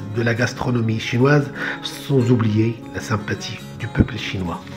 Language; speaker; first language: French; non-native, local second language; Arabic